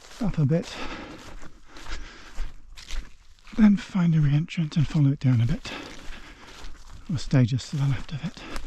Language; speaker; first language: English; native; English